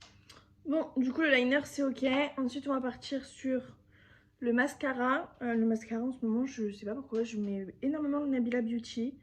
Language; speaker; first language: French; native; French